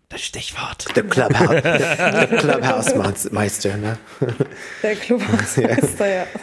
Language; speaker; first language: German; non-native, learner; English